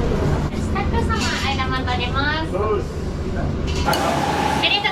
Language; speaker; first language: Japanese; native; Japanese